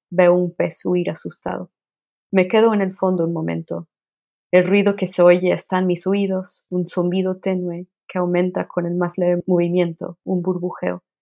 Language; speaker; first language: Spanish; non-native, fluent; English